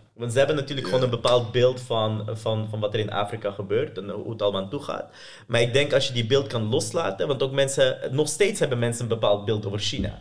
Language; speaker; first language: Dutch; early bilingual, other home language; Persian